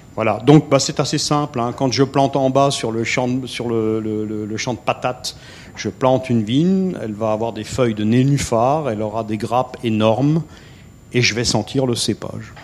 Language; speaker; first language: French; native; French